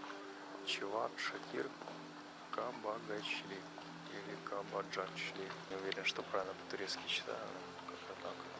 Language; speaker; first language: Russian; native; Russian